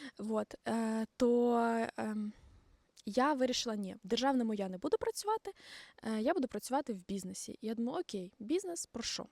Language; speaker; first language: Ukrainian; non-native, local second language; Russian